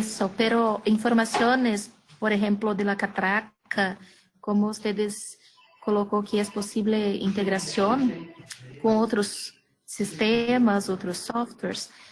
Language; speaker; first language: Spanish; non-native, learner; Portuguese